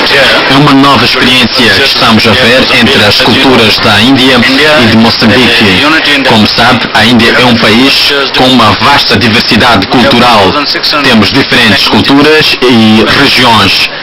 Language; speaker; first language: Portuguese; non-native, fluent; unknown